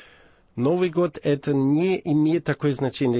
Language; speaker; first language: Russian; non-native, fluent; German